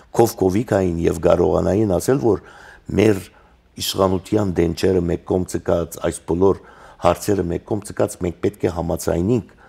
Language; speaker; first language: Armenian; native; Armenian